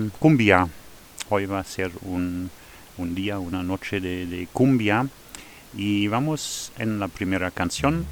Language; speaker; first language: Spanish; non-native, fluent; Luxembourgish